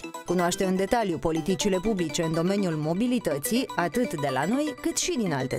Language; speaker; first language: Romanian; native; Romanian